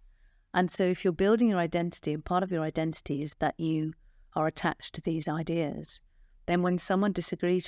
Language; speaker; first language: English; native; English